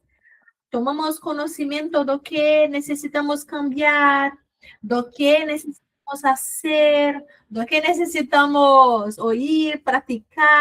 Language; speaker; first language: Spanish; non-native, fluent; Portuguese